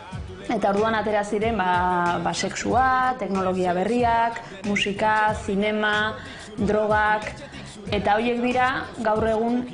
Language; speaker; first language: Basque; native; Basque